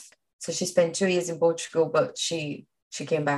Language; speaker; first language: English; non-native, fluent; Portuguese